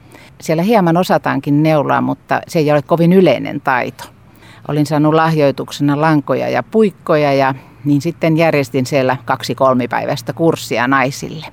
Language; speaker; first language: Finnish; native; Finnish